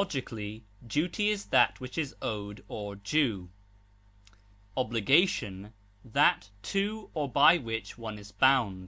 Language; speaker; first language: English; native; English